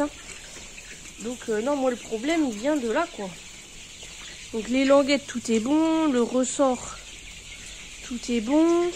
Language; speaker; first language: French; native; French